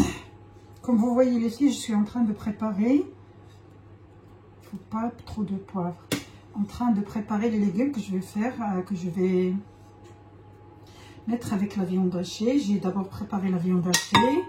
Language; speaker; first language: French; non-native, local second language; Arabic